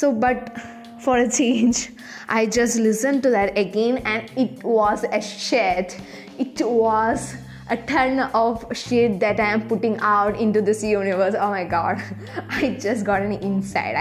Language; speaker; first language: English; non-native, local second language; Malayalam